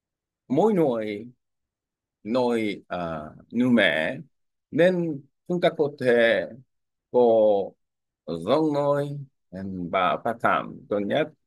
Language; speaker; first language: Vietnamese; non-native, learner; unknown